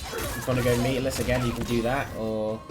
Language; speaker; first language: English; native; English